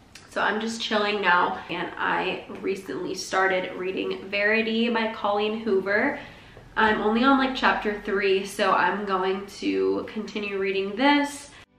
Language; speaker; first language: English; native; English